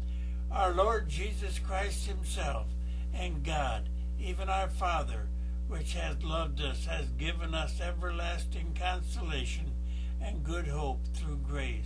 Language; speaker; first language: English; native; English